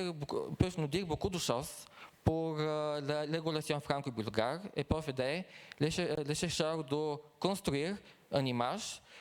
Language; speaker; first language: French; non-native, fluent; Bulgarian